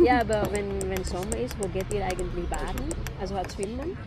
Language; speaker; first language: German; non-native, learner; Indonesian